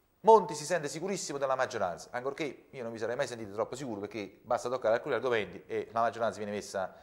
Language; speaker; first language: Italian; native; Italian